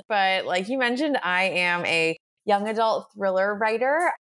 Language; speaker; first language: English; native; English